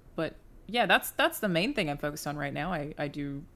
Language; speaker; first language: English; native; English